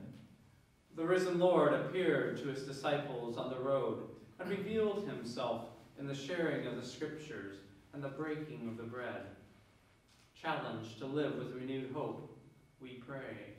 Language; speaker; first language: English; native; English